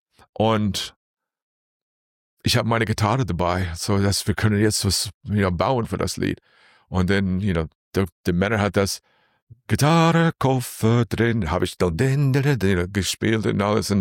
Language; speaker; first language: German; non-native, learner; English